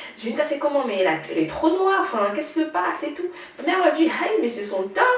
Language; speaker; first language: French; native; French